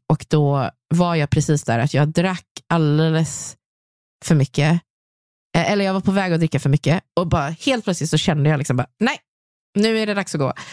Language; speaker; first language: Swedish; native; Swedish